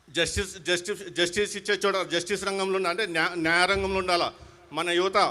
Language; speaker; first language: Telugu; non-native, local second language; Hindi